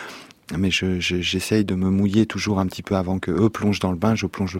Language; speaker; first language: French; native; French